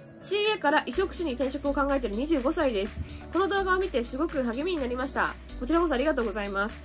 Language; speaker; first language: Japanese; native; Japanese